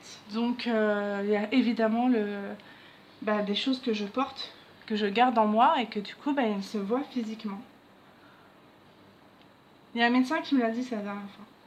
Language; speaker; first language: French; native; French